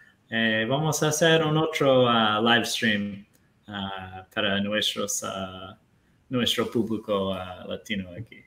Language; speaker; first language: Spanish; non-native, fluent; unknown